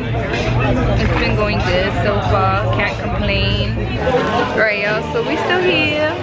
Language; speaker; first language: English; early bilingual, other home language; Spanish